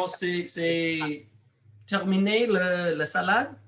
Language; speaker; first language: French; non-native, learner; English